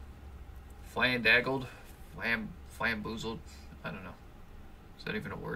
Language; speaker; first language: English; native; English